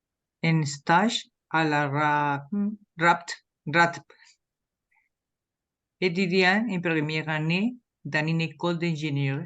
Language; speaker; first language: French; non-native, learner; Spanish